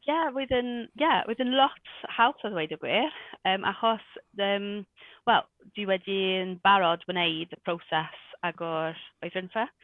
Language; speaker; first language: Welsh; non-native, local second language; English